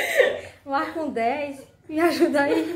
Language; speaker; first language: Portuguese; native; Portuguese